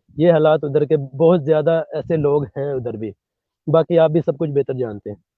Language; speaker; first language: Urdu; non-native, local second language; Punjabi